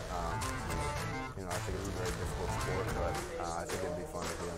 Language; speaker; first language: English; native; English